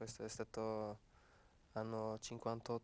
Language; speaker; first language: Italian; non-native, fluent; Dutch